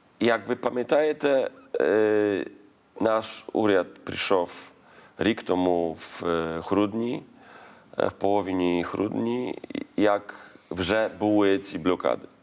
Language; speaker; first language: Ukrainian; non-native, learner; Polish